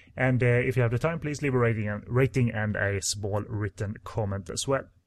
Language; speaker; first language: English; non-native, fluent; Swedish